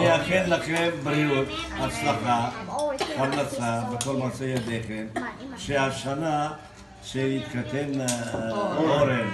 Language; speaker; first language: Hebrew; non-native, fluent; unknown